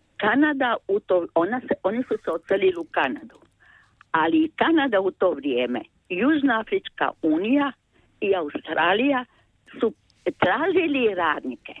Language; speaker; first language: Croatian; native; Croatian